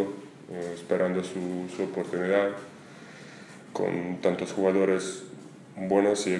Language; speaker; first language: Spanish; non-native, fluent; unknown